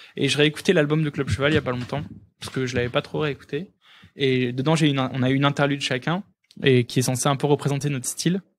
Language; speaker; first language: French; native; French